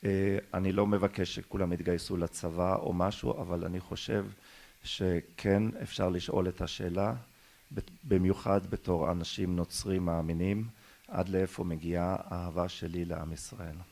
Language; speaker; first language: Hebrew; non-native, local second language; German